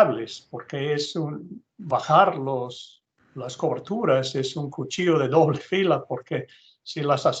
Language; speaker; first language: Spanish; non-native, fluent; English